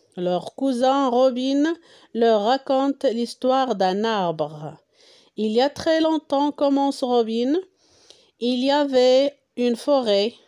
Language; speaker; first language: French; non-native, local second language; Arabic